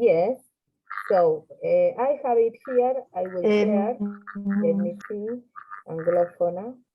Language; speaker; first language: English; non-native, fluent; Spanish